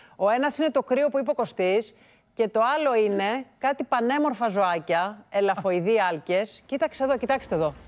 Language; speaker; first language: Greek; native; Greek